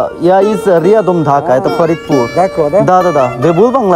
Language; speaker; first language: Russian; non-native, learner; Bangla